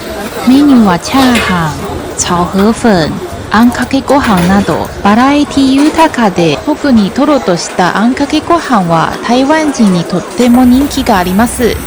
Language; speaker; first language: Japanese; non-native, fluent; Chinese